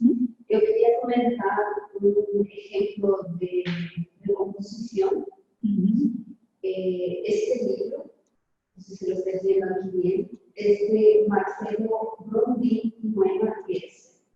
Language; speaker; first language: Spanish; non-native, fluent; Portuguese